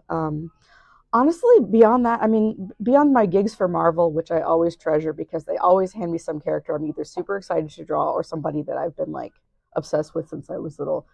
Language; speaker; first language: English; native; English